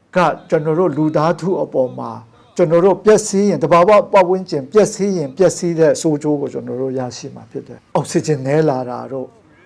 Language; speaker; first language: Burmese; non-native, local second language; Kachin